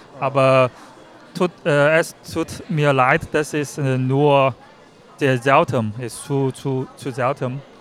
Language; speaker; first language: German; non-native, learner; Chinese